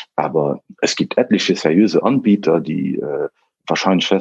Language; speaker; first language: German; non-native, local second language; Luxembourgish